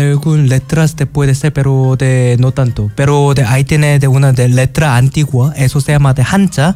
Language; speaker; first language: Spanish; non-native, learner; Korean